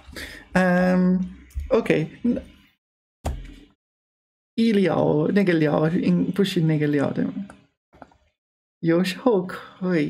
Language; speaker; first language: Chinese; non-native, learner; English